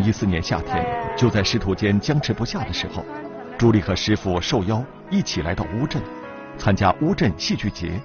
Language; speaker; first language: Chinese; native; Chinese